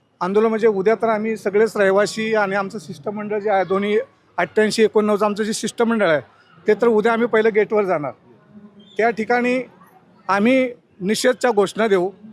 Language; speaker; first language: Marathi; native; Marathi